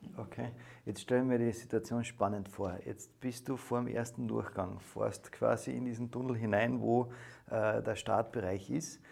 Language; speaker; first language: German; native; German